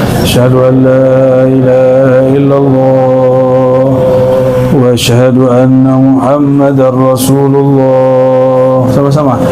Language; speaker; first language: Indonesian; non-native, local second language; Minangkabau